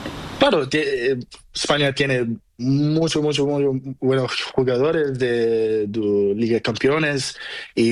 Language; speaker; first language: Spanish; non-native, learner; Portuguese